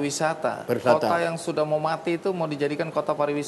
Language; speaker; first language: Indonesian; native; Indonesian